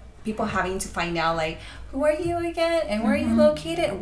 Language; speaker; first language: English; early bilingual, other home language; Spanish